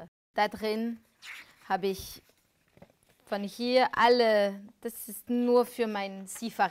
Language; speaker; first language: German; non-native, fluent; French